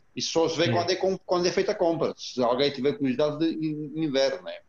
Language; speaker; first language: Portuguese; non-native, fluent; Romanian